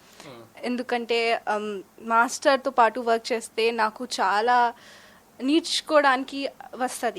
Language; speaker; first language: Telugu; non-native, learner; Hindi